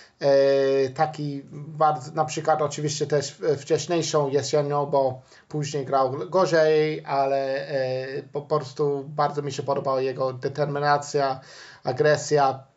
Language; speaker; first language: Polish; non-native, fluent; English